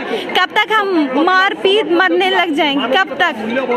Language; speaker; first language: Hindi; non-native, learner; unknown